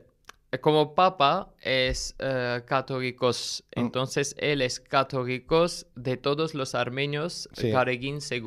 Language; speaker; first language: Spanish; non-native, learner; Armenian